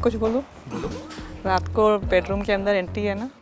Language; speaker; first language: Hindi; native; Hindi